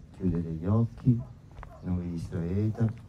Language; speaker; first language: Italian; native; Italian